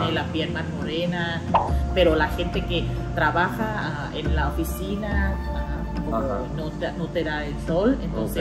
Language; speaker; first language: Spanish; non-native, learner; Thai